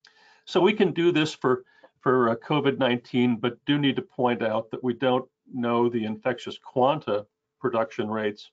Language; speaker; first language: English; native; English